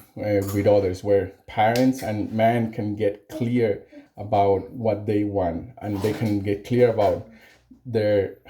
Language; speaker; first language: English; non-native, fluent; Spanish